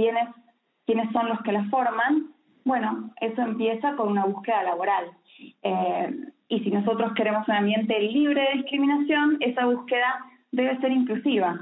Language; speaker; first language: Spanish; native; Spanish